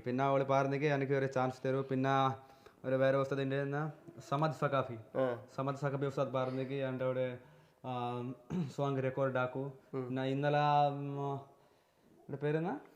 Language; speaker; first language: Malayalam; non-native, local second language; Bangla